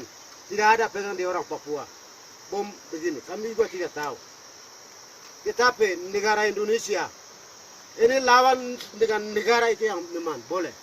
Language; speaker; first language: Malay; non-native, local second language; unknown